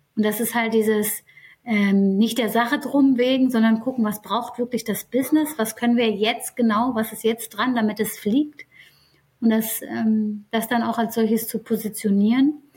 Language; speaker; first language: German; early bilingual, other home language; Turkish